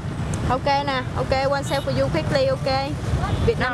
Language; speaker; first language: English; non-native, learner; Vietnamese